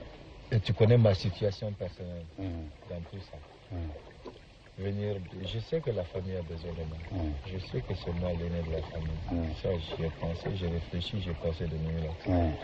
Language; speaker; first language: French; non-native, local second language; Soninke